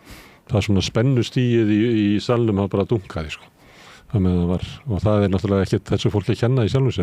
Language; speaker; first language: Icelandic; native; Icelandic